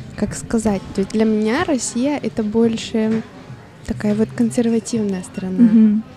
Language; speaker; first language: Russian; non-native, fluent; Spanish